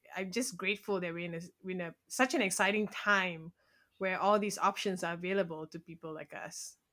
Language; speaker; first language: English; native; English